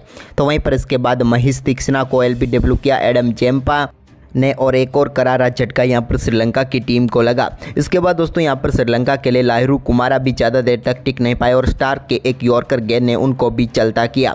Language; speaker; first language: Hindi; native; Hindi